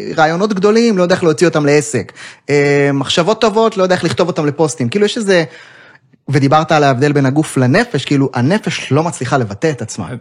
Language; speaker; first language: Hebrew; native; Hebrew